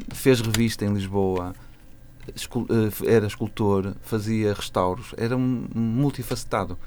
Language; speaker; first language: Portuguese; native; Portuguese